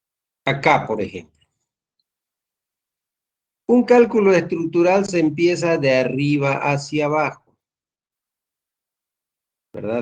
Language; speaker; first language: Spanish; native; Spanish